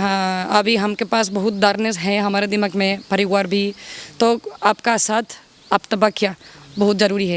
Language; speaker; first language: Hindi; non-native, learner; Spanish